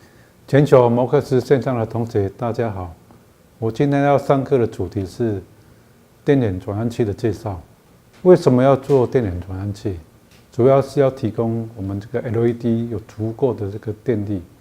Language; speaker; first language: Chinese; native; Chinese